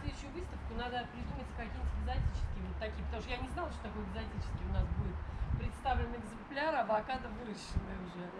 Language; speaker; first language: Russian; native; Russian